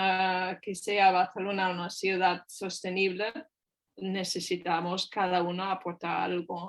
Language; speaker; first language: Spanish; non-native, fluent; German